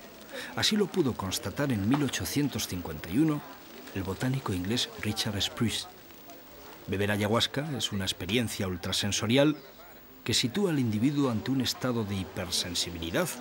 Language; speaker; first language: Spanish; native; Spanish